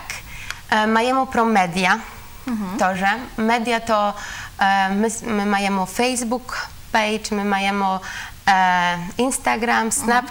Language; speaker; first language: Ukrainian; non-native, learner; Polish